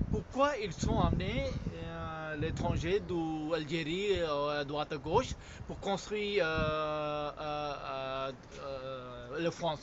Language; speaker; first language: French; non-native, fluent; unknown